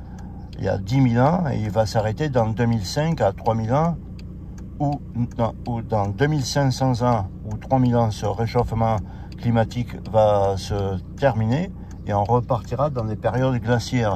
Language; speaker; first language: French; native; French